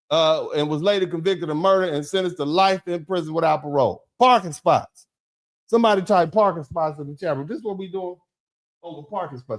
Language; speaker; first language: English; native; English